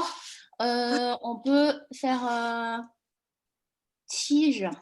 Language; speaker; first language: French; non-native, fluent; Chinese